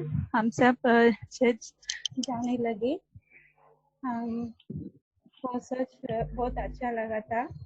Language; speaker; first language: Hindi; non-native, local second language; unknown